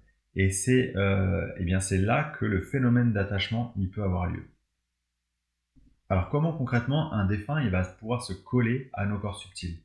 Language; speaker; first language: French; native; French